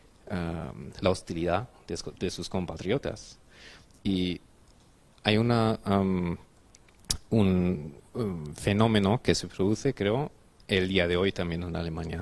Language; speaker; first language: Spanish; non-native, fluent; German